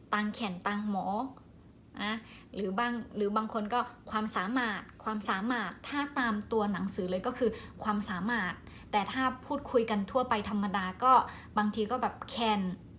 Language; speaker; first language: Thai; non-native, local second language; Shan